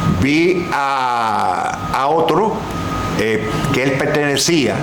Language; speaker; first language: Spanish; native; Spanish